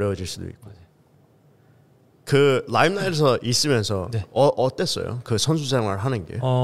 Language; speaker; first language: Korean; early bilingual, heritage; Korean